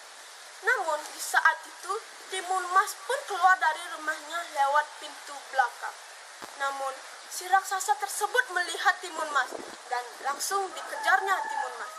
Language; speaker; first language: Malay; non-native, local second language; Balinese